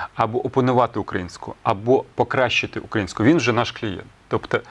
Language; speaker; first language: Ukrainian; non-native, local second language; Russian